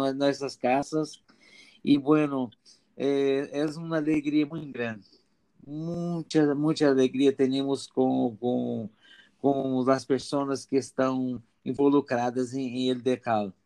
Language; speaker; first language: Spanish; non-native, learner; Portuguese